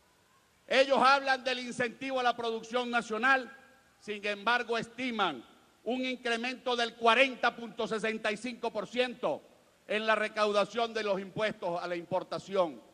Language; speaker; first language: Spanish; native; Spanish